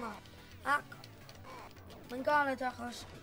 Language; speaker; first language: Welsh; non-native, local second language; English